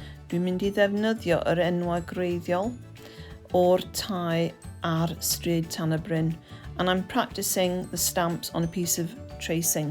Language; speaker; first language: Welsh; non-native, learner; English